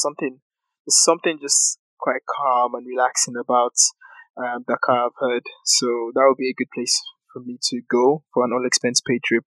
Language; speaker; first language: English; non-native, local second language; Yoruba